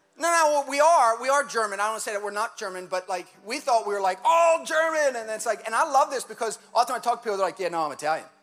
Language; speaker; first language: English; early bilingual, other home language; German